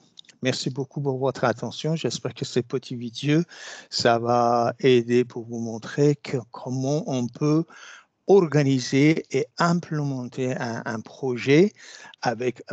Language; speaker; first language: French; non-native, fluent; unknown